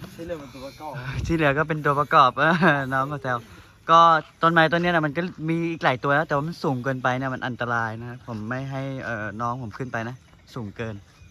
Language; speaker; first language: Thai; non-native, local second language; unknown